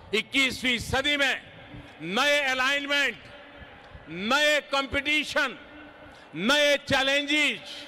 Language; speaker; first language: Hindi; non-native, local second language; Gujarati